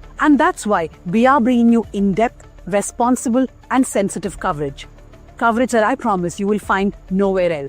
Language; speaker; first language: English; non-native, local second language; Malayalam